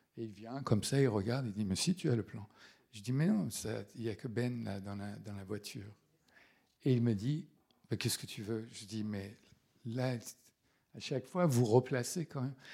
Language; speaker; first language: French; non-native, fluent; Persian